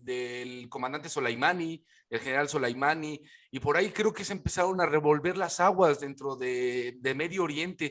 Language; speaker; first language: Spanish; native; Spanish